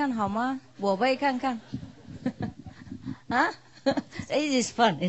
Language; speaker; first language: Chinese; non-native, fluent; Vietnamese